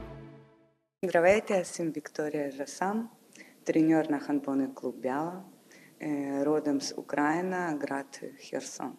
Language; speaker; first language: Bulgarian; non-native, learner; Ukrainian